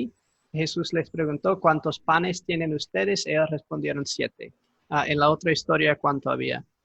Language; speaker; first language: Spanish; non-native, fluent; English